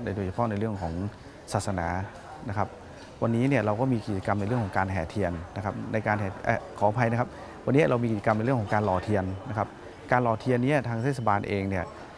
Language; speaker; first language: Thai; native; Thai